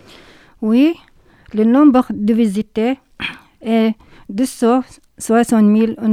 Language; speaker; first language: French; non-native, learner; Arabic